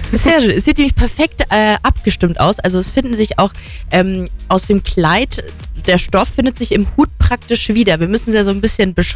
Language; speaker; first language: German; native; German